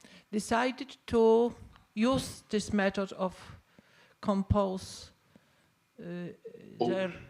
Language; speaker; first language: English; non-native, learner; Polish